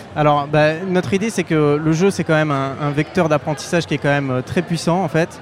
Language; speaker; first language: French; native; French